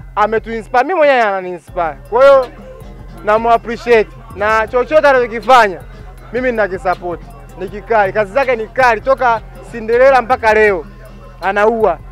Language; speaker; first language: Swahili; native; Swahili